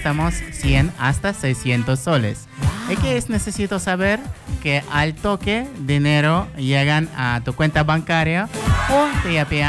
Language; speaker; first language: Spanish; non-native, learner; Russian